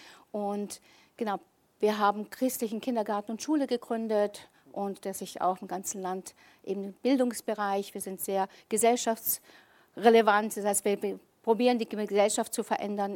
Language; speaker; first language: German; native; German